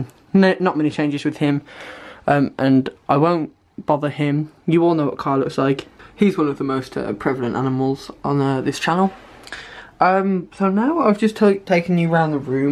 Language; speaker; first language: English; native; English